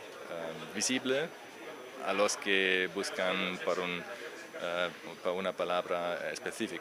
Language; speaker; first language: Spanish; non-native, learner; German